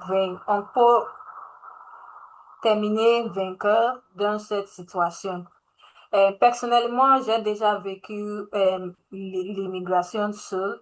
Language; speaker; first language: French; non-native, learner; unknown